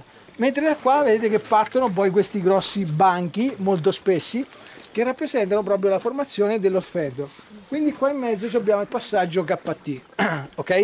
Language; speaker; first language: Italian; native; Italian